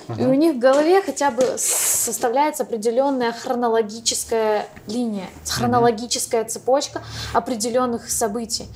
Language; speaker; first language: Russian; non-native, local second language; Crimean Tatar